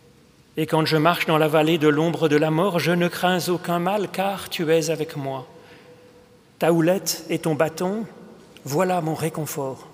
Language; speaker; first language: French; native; French